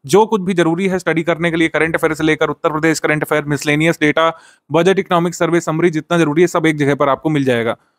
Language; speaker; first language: Hindi; native; Hindi